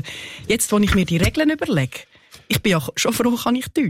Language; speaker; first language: German; native; German